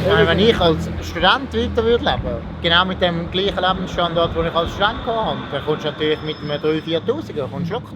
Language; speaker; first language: German; native; German